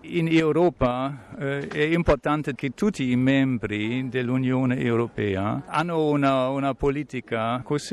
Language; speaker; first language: Italian; non-native, fluent; German